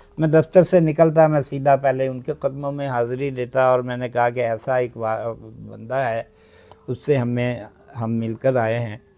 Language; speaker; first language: Urdu; non-native, local second language; Punjabi